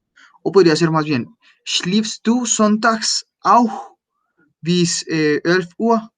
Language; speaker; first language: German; non-native, fluent; Spanish